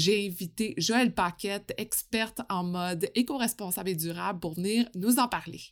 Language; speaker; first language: French; native; French